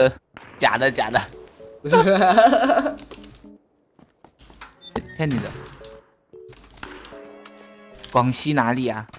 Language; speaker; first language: Chinese; native; Chinese